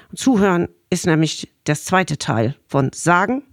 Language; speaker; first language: German; non-native, fluent; English